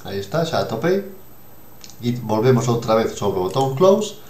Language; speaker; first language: Spanish; non-native, local second language; Galician